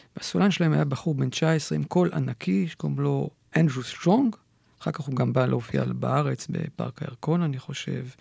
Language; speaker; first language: Hebrew; native; Hebrew